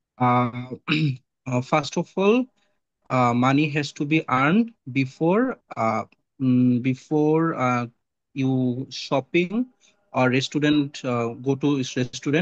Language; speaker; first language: English; non-native, learner; Bangla